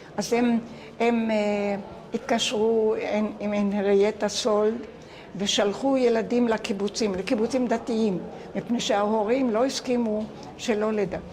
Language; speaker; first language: Hebrew; native; Hebrew